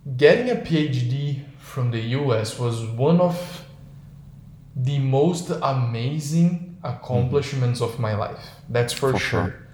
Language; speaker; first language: English; non-native, fluent; Portuguese